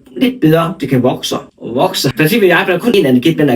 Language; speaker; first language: Danish; non-native, learner; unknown